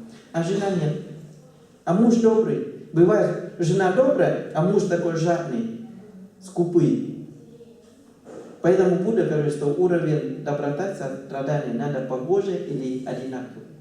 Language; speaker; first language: Russian; non-native, fluent; Thai